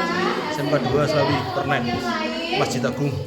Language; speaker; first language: Indonesian; native; Indonesian